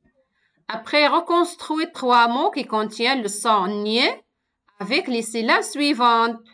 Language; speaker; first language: French; non-native, local second language; Arabic